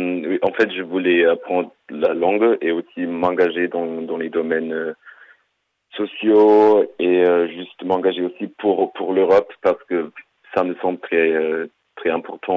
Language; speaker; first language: French; non-native, fluent; German